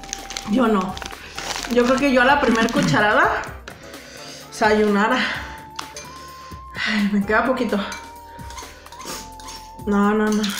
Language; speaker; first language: Spanish; native; Spanish